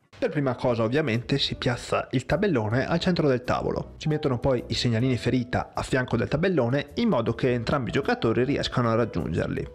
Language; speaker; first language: Italian; native; Italian